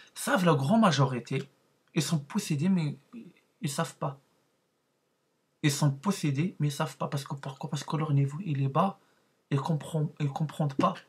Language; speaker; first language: French; non-native, learner; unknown